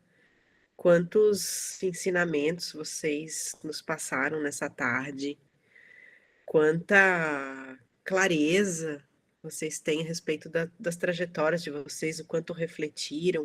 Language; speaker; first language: Portuguese; native; Portuguese